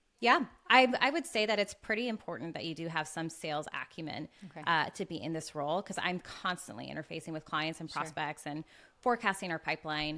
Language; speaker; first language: English; native; English